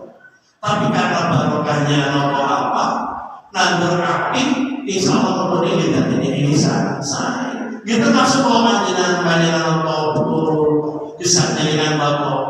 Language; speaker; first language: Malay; non-native, local second language; Javanese